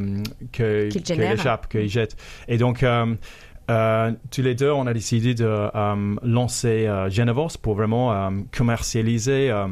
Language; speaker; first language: French; non-native, fluent; English